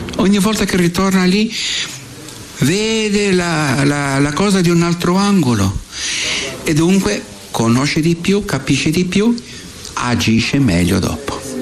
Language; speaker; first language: Italian; non-native, fluent; Portuguese